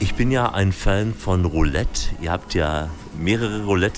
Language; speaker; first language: German; native; German